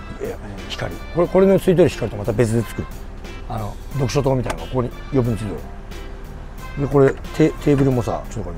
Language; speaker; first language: Japanese; native; Japanese